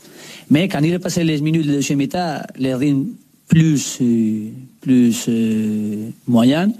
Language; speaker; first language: French; non-native, learner; Spanish